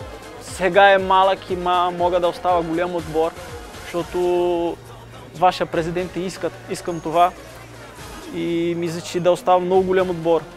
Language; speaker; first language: Bulgarian; non-native, learner; Portuguese